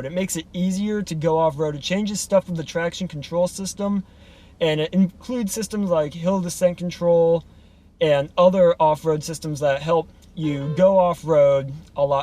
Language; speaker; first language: English; native; English